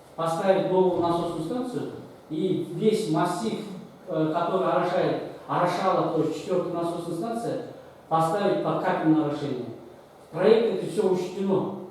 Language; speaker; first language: Russian; non-native, local second language; Kazakh